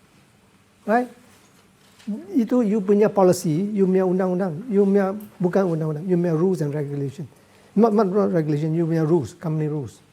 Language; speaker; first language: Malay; non-native, local second language; Cantonese